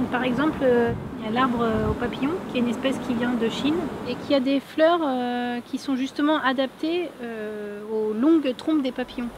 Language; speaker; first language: French; native; French